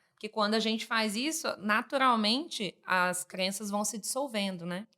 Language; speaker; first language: Portuguese; native; Portuguese